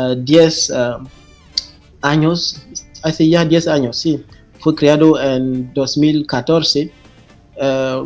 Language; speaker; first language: Spanish; non-native, fluent; French